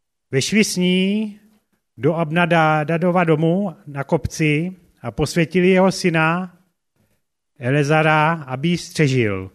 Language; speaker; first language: Czech; native; Czech